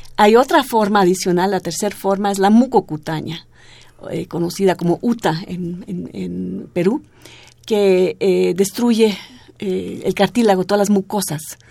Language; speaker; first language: Spanish; non-native, fluent; German